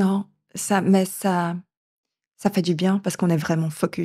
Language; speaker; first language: French; native; French